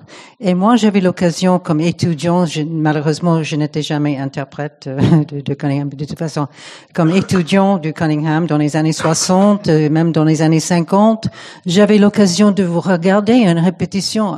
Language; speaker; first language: French; non-native, fluent; English